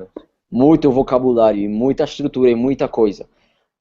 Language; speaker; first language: Portuguese; non-native, fluent; Spanish